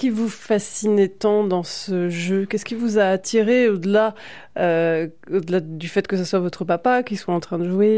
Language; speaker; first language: French; native; French